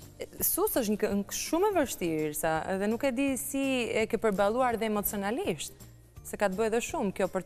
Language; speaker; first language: Albanian; native; Albanian